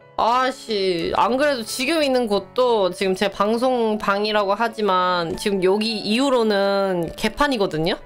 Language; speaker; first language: Korean; early bilingual, heritage; Korean